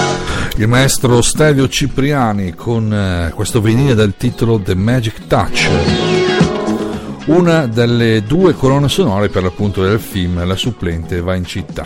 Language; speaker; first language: Italian; native; Italian